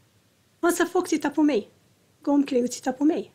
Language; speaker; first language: Swedish; non-native, learner; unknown